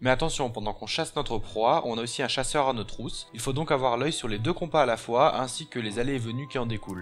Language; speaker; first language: French; native; French